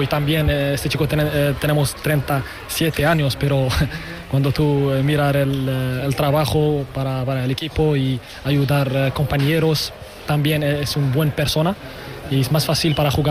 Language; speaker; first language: Spanish; non-native, learner; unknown